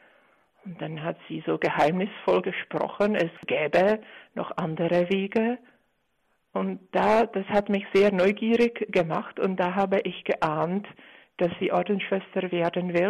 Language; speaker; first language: German; non-native, fluent; Czech